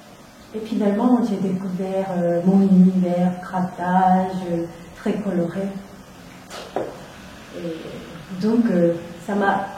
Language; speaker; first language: French; non-native, fluent; Korean